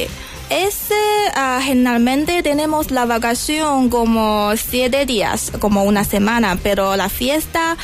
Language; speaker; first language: Spanish; non-native, learner; Chinese